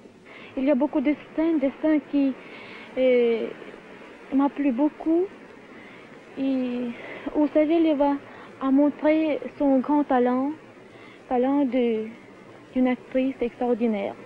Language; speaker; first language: French; non-native, fluent; Russian